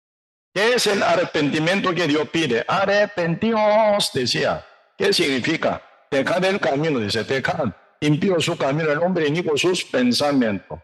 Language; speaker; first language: Spanish; non-native, learner; Korean